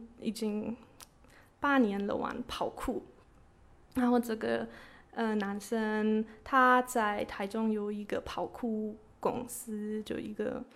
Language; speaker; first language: Chinese; non-native, fluent; German